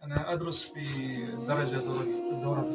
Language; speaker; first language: Arabic; non-native, fluent; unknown